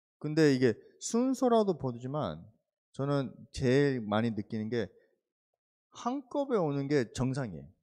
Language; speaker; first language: Korean; early bilingual, heritage; Korean